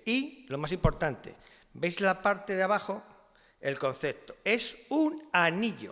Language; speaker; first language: Spanish; native; Spanish